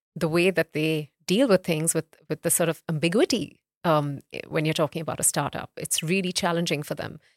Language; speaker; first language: English; non-native, local second language; Hindi